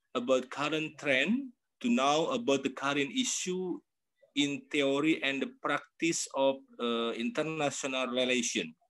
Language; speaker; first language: English; non-native, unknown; Indonesian